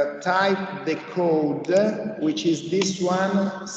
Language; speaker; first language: English; non-native, fluent; Italian